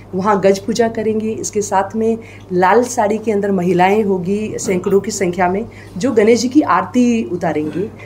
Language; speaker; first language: Hindi; native; Hindi